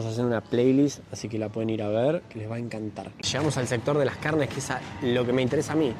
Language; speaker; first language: Spanish; native; Spanish